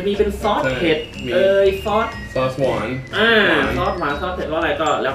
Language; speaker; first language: Thai; native; Thai